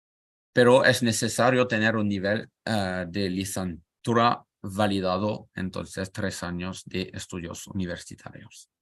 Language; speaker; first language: Spanish; non-native, learner; French